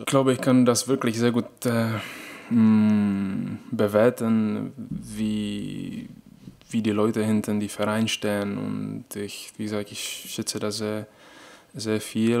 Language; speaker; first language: German; non-native, fluent; Czech